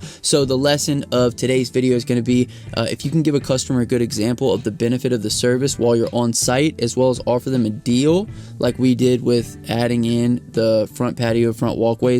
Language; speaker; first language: English; native; English